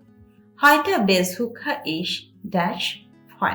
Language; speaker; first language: German; non-native, learner; Bangla